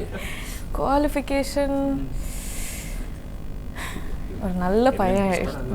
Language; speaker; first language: Tamil; non-native, learner; Kodava